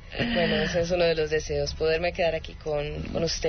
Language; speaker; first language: Spanish; native; Spanish